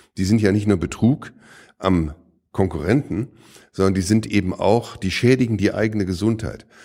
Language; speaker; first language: German; native; German